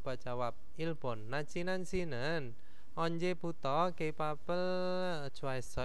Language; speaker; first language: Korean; non-native, fluent; Indonesian